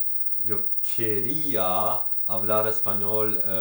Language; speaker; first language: Spanish; non-native, learner; Ukrainian